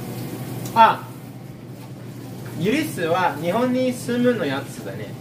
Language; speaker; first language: Japanese; non-native, fluent; Filipino